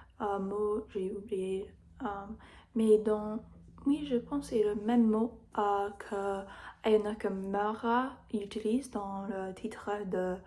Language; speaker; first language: French; non-native, learner; English